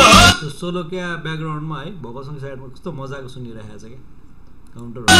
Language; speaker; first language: Nepali; native; Nepali